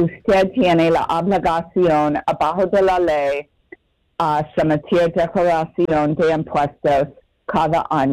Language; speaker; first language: Spanish; non-native, fluent; English